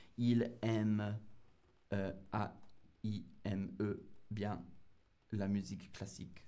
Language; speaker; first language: French; non-native, learner; English